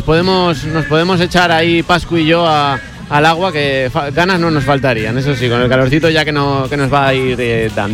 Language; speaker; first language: Spanish; native; Spanish